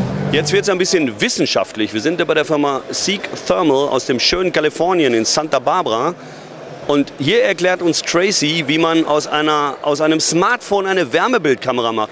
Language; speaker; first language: German; native; German